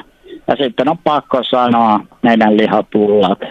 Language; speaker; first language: Finnish; non-native, local second language; Swedish